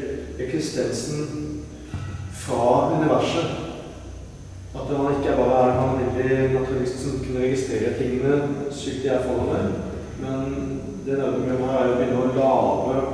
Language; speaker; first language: Norwegian; native; Norwegian